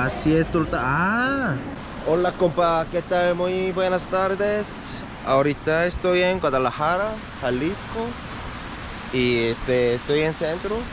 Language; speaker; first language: Spanish; non-native, learner; Korean